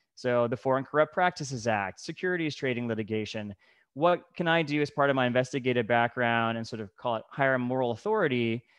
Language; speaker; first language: English; native; English